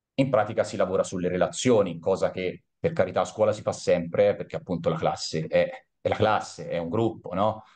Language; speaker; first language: Italian; native; Italian